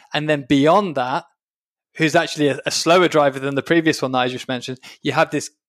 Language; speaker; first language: English; native; English